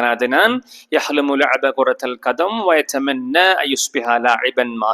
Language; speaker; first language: Arabic; non-native, fluent; Malayalam